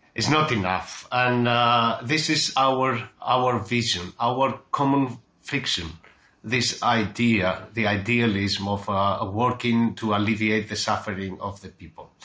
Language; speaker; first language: English; non-native, fluent; Greek